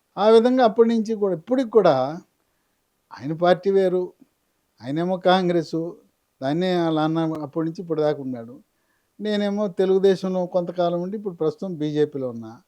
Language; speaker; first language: Telugu; native; Telugu